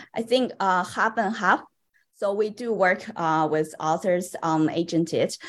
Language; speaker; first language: English; non-native, fluent; Chinese